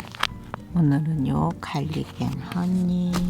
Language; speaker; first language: Korean; native; Korean